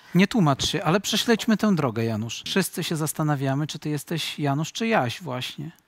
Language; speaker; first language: Polish; native; Polish